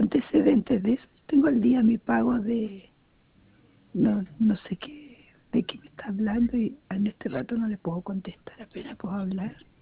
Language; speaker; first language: Spanish; native; Spanish